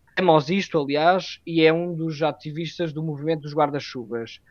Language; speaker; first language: Portuguese; native; Portuguese